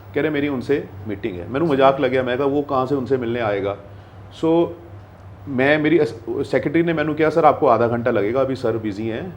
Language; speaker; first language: Hindi; non-native, local second language; Punjabi